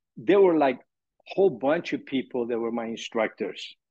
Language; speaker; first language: English; early bilingual, other home language; Persian